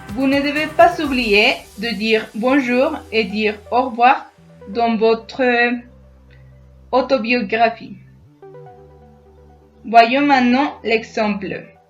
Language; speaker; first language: French; non-native, fluent; Spanish